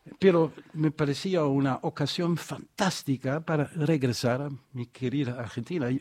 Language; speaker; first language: Spanish; non-native, fluent; Dutch